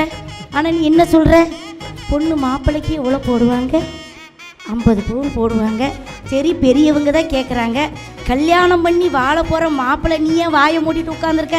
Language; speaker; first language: Tamil; native; Tamil